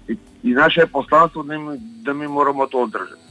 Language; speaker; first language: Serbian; non-native, learner; Slovenian